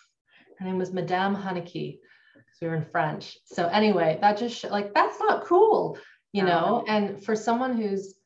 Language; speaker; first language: English; native; English